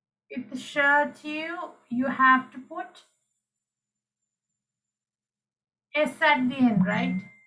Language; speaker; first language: English; non-native, local second language; Sinhala